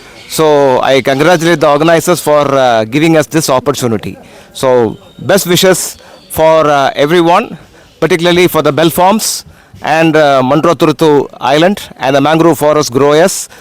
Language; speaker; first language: English; non-native, local second language; Tamil